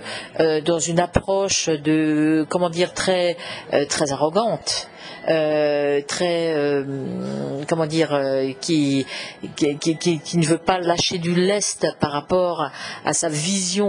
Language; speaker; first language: French; native; French